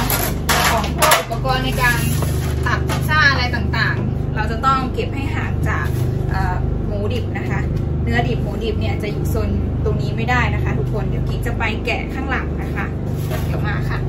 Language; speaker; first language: Thai; native; Thai